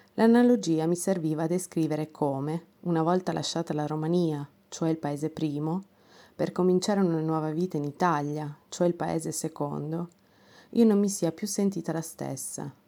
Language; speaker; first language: Italian; non-native, fluent; Romanian